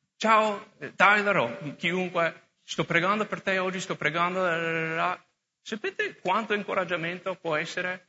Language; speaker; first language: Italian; non-native, fluent; English